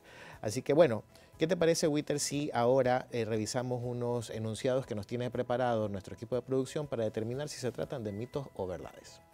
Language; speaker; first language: Spanish; native; Spanish